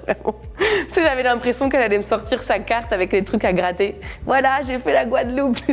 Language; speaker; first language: French; native; French